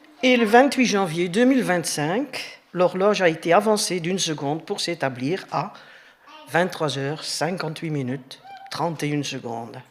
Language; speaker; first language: French; native; French